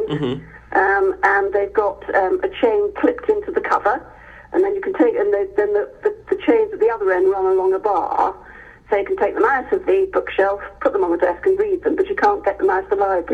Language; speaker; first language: English; native; English